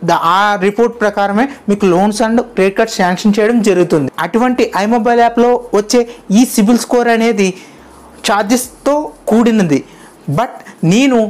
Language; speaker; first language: Telugu; native; Telugu